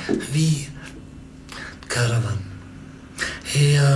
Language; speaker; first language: French; non-native, local second language; German